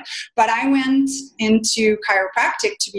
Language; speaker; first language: English; non-native, fluent; French